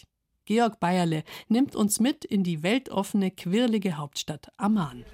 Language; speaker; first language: German; native; German